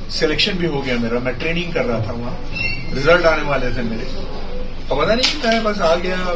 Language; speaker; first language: Hindi; native; Hindi